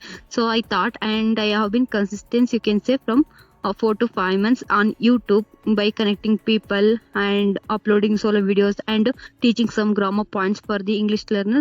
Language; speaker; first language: English; non-native, learner; Kannada